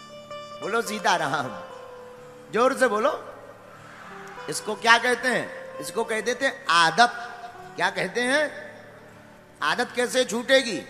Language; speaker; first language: Hindi; native; Hindi